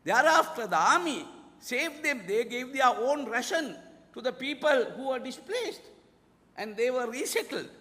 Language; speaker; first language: English; non-native, local second language; Sinhala